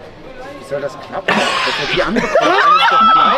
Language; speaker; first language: German; native; German